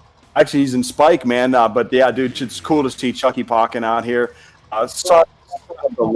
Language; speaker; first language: English; native; English